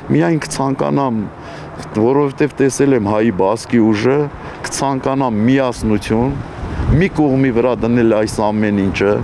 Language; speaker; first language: Armenian; non-native, local second language; Kurdish